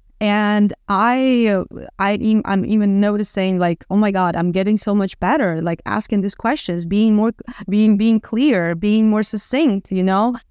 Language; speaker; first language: English; non-native, fluent; Russian